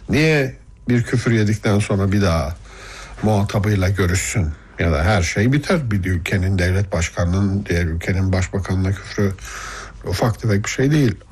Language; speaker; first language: Turkish; native; Turkish